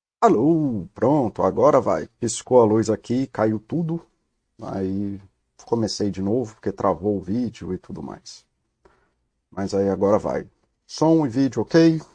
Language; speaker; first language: Portuguese; native; Portuguese